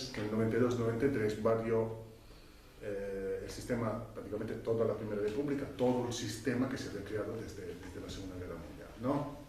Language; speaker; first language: Spanish; non-native, fluent; Italian